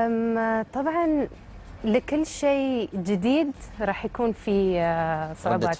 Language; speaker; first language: Arabic; native; Arabic